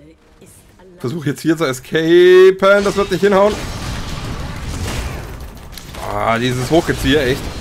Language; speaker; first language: German; native; German